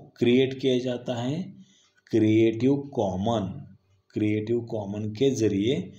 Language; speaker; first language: Hindi; non-native, local second language; Marathi